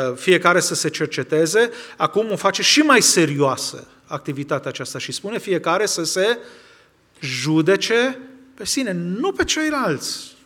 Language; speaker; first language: Romanian; native; Romanian